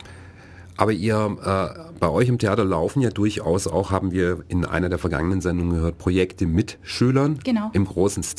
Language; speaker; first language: German; native; German